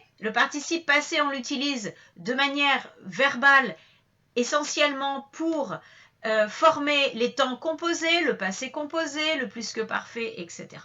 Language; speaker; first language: French; native; French